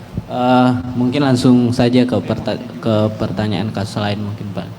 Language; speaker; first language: Indonesian; native; Indonesian